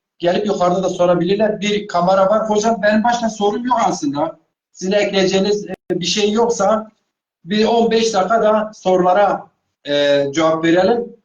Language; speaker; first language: Turkish; non-native, local second language; Zaza